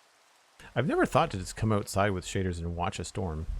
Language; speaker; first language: English; native; English